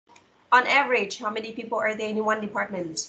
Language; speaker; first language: English; non-native, fluent; Vietnamese